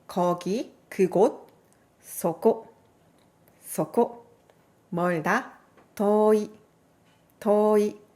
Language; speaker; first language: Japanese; non-native, fluent; Korean